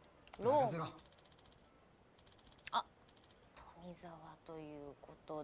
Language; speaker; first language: Japanese; native; Japanese